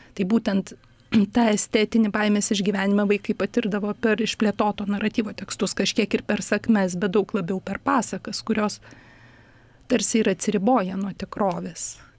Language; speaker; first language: Lithuanian; native; Lithuanian